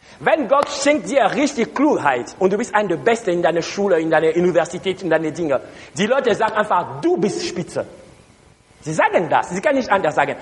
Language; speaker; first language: German; non-native, learner; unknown